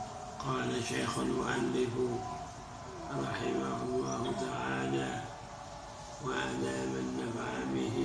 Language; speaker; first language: Arabic; non-native, fluent; Indonesian